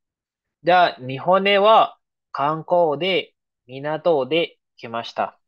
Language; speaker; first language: Japanese; non-native, fluent; Filipino